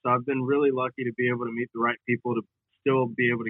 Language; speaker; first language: English; native; English